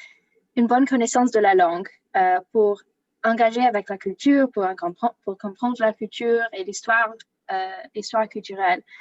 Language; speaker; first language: French; non-native, learner; English